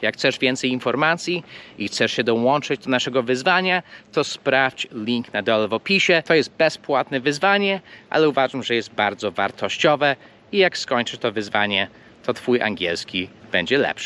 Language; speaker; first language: Polish; non-native, fluent; English